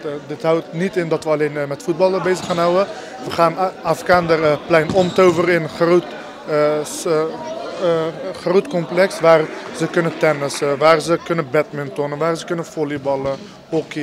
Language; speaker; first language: Dutch; early bilingual, other home language; Turkish